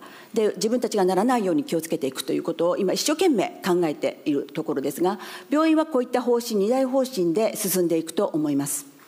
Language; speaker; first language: Japanese; native; Japanese